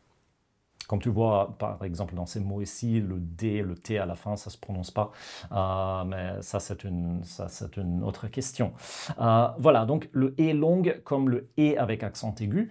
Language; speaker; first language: French; non-native, fluent; Norwegian